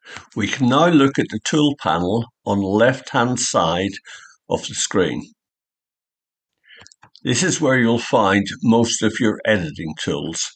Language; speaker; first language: English; native; English